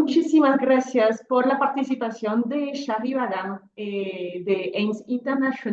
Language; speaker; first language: Spanish; non-native, fluent; French